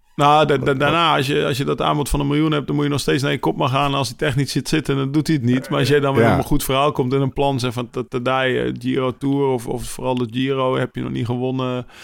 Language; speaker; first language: Dutch; native; Dutch